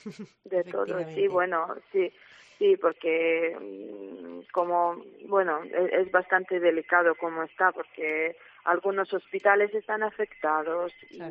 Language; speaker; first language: Spanish; non-native, fluent; Ukrainian